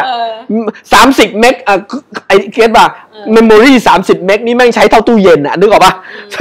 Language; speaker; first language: Thai; native; Thai